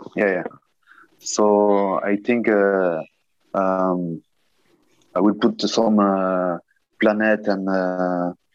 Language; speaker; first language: English; non-native, learner; French